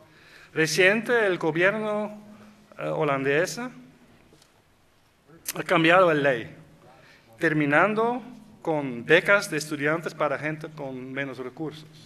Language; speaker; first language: Spanish; non-native, fluent; Dutch